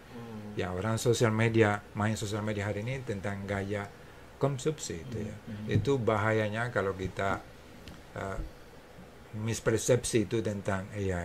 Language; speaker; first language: Indonesian; non-native, fluent; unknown